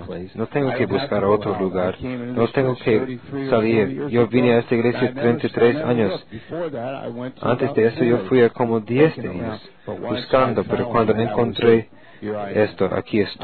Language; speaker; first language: Spanish; non-native, learner; English